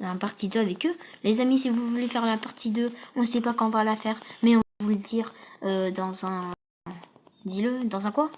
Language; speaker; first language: French; native; French